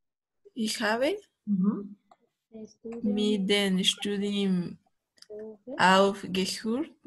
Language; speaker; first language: German; non-native, learner; Spanish